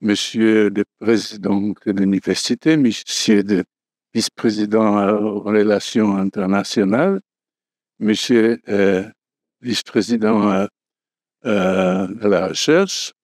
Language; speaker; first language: French; non-native, fluent; Polish